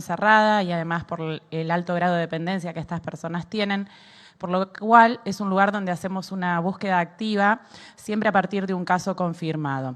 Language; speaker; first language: Spanish; native; Spanish